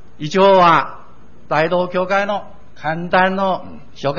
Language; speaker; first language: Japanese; non-native, learner; Min Nan Chinese